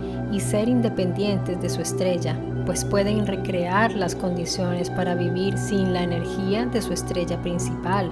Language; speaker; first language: Spanish; non-native, fluent; Italian